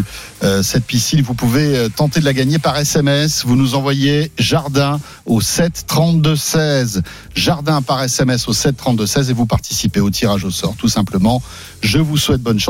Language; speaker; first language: French; native; French